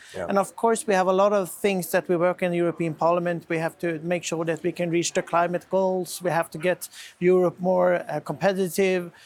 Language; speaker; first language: English; non-native, fluent; Swedish